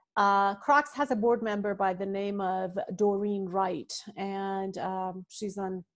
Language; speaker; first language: English; non-native, fluent; Persian